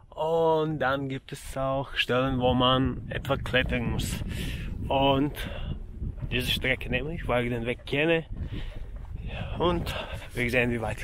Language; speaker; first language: German; non-native, fluent; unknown